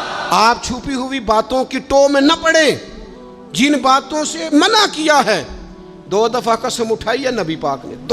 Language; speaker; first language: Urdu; non-native, local second language; Punjabi